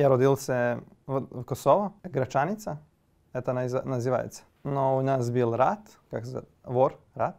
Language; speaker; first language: Russian; non-native, learner; Serbian